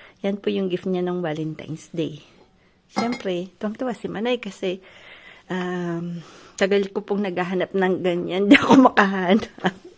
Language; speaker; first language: Filipino; non-native, local second language; Bikol